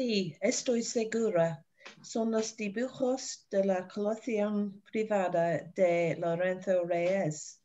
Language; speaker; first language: Spanish; non-native, learner; English